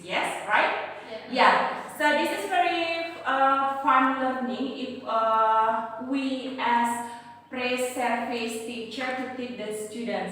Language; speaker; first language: English; non-native, fluent; Indonesian